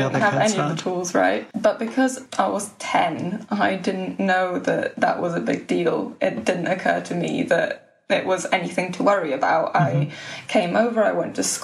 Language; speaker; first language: English; early bilingual, other home language; Polish